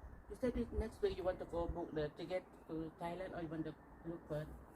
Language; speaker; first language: English; non-native, learner; Northeastern Thai